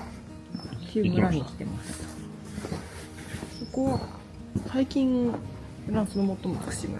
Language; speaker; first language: Japanese; native; Japanese